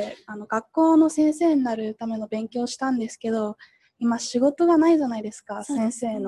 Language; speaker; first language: Japanese; early bilingual, heritage; Japanese